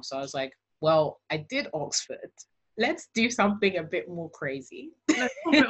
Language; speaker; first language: English; native; English